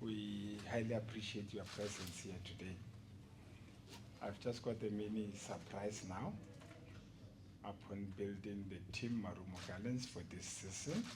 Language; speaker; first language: English; non-native, local second language; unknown